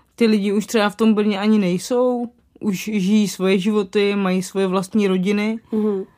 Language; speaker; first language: Czech; native; Czech